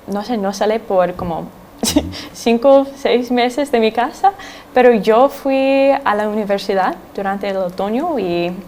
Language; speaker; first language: Spanish; non-native, fluent; English